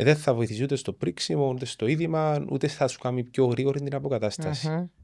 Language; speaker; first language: Greek; native; Greek